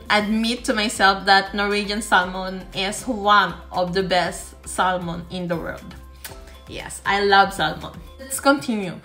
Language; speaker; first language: English; non-native, local second language; Filipino